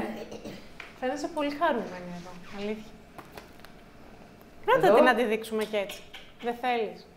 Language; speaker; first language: Greek; native; Greek